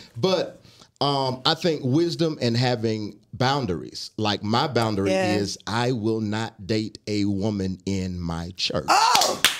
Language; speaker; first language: English; native; English